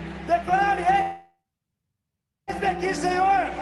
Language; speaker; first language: Portuguese; native; Portuguese